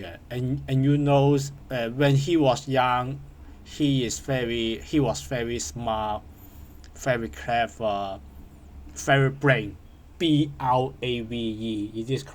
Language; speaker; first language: English; non-native, learner; Cantonese